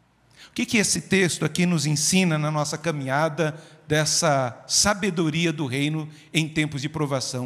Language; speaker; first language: Portuguese; native; Portuguese